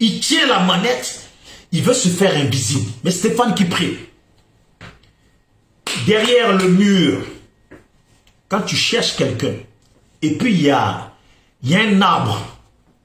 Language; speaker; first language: French; native; French